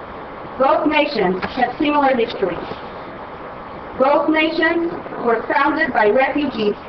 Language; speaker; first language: English; non-native, fluent; Hebrew